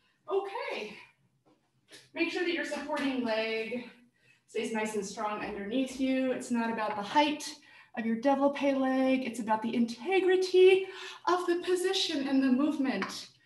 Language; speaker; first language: English; native; English